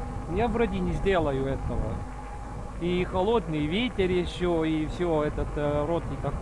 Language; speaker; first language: Russian; non-native, local second language; Estonian